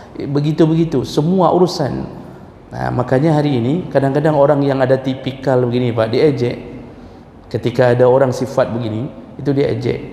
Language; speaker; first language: Malay; non-native, local second language; Achinese